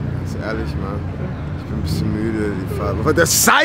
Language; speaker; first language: German; native; German